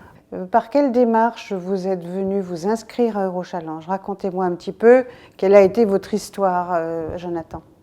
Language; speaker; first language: French; native; French